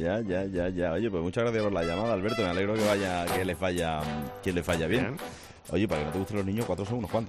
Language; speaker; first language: Spanish; native; Spanish